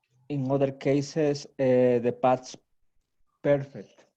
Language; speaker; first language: English; non-native, learner; Spanish